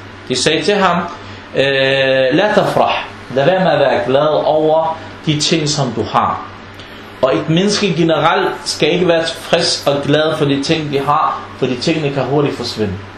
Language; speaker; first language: Danish; non-native, fluent; Arabic